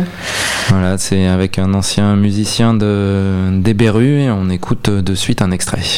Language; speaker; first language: French; native; French